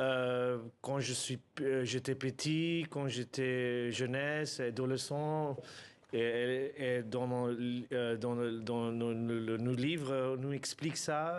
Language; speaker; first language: French; non-native, learner; Urdu